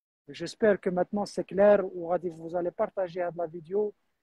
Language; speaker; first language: French; non-native, local second language; Arabic